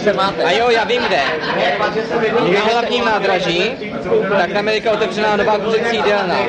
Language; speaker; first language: Czech; native; Czech